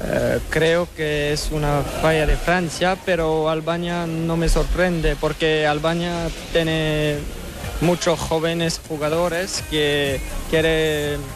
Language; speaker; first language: Spanish; non-native, learner; French